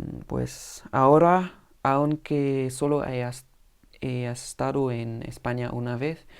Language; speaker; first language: Spanish; non-native, fluent; English